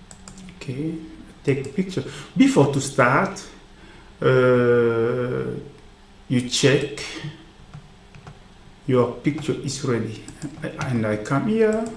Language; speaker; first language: English; non-native, learner; French